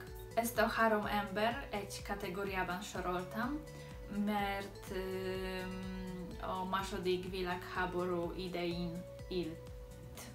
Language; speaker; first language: Hungarian; non-native, learner; Polish